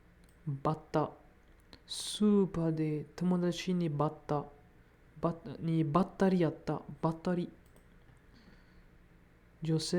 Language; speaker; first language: Japanese; non-native, learner; English